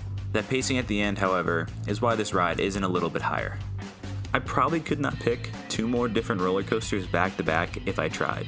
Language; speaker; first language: English; native; English